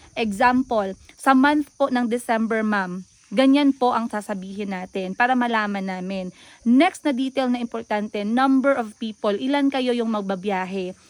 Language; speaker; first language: Filipino; non-native, local second language; Cebuano